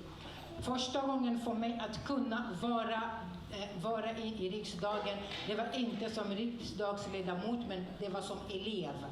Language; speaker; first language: Swedish; non-native, fluent; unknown